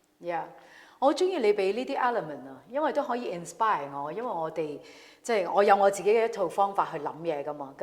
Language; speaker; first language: Cantonese; native; Cantonese